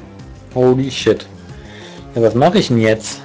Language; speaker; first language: German; native; German